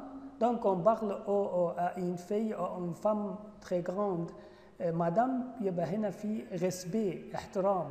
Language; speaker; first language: French; non-native, fluent; Arabic